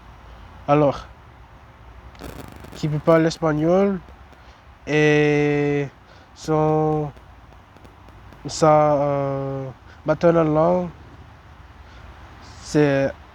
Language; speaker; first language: French; non-native, learner; English